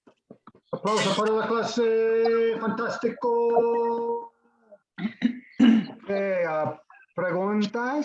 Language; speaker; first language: Spanish; non-native, fluent; English